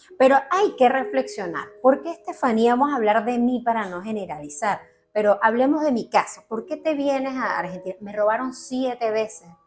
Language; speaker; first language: Spanish; native; Spanish